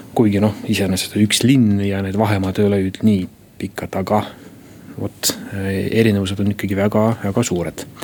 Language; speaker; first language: Estonian; non-native, local second language; Russian